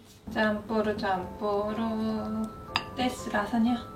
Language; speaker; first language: Indonesian; non-native, fluent; Korean